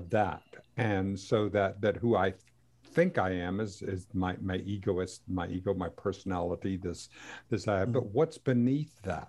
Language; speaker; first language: English; non-native, fluent; Spanish